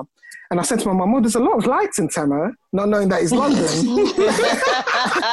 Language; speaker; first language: English; non-native, local second language; Ga